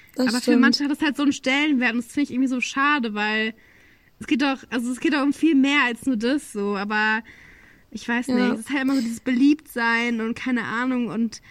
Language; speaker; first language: German; native; German